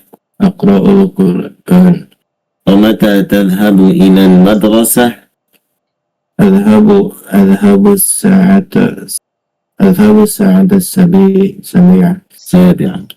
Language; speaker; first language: Arabic; non-native, learner; Indonesian